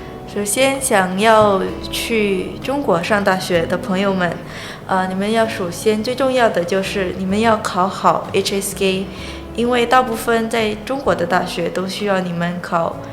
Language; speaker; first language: Chinese; non-native, fluent; Indonesian